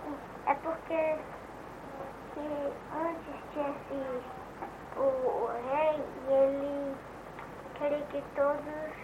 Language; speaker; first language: Portuguese; early bilingual, heritage; Portuguese